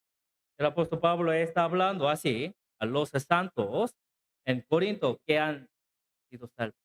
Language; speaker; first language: Spanish; non-native, learner; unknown